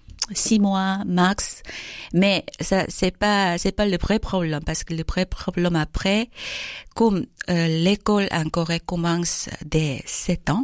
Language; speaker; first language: French; non-native, learner; Korean